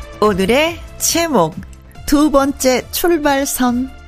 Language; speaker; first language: Korean; native; Korean